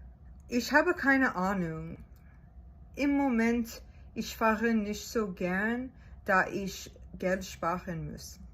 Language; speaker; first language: German; non-native, learner; English